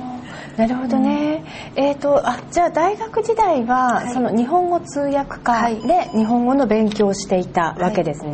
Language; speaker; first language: Japanese; native; Japanese